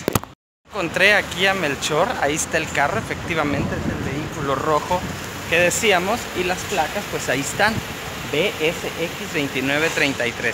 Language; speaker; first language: Spanish; native; Spanish